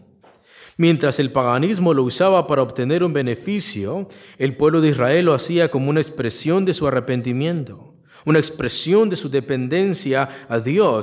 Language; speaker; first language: Spanish; native; Spanish